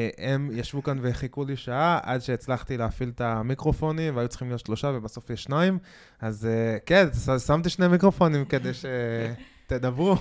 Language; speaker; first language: Hebrew; native; Hebrew